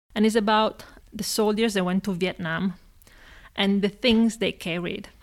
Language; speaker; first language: English; non-native, fluent; Italian